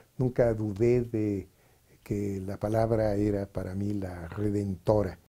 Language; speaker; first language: Spanish; native; Spanish